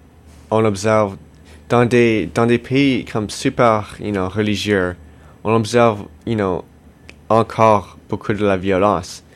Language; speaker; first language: French; non-native, local second language; English